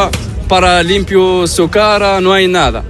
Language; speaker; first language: Spanish; non-native, learner; Arabic